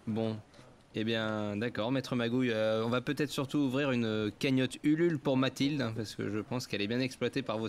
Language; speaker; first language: French; native; French